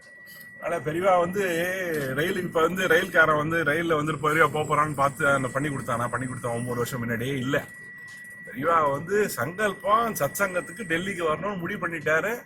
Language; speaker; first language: Tamil; native; Tamil